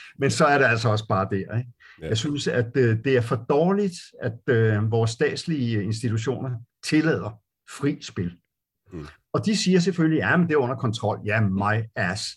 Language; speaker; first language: Danish; native; Danish